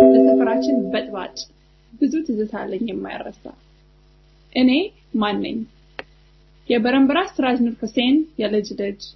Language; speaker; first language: Amharic; native; Amharic